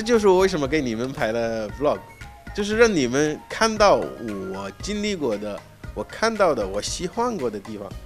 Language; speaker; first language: Chinese; non-native, fluent; Arabic